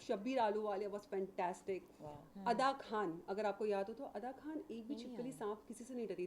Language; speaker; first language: Hindi; native; Hindi